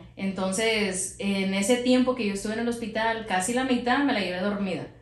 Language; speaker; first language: Spanish; early bilingual, heritage; Spanish